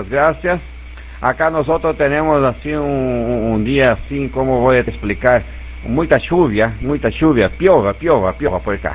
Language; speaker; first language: Spanish; non-native, learner; Portuguese